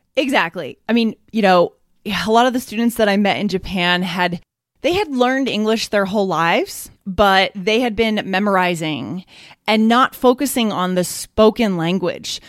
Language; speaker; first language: English; native; English